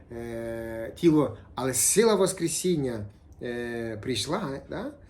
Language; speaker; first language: Ukrainian; native; Ukrainian